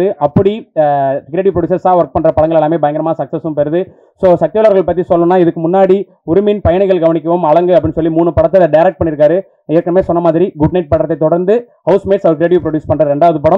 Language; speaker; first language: Tamil; native; Tamil